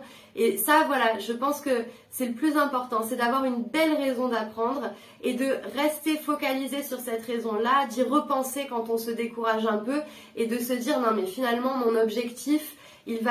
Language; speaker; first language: French; native; French